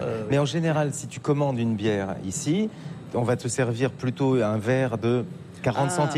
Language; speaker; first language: French; native; French